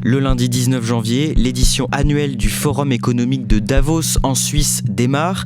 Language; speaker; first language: French; native; French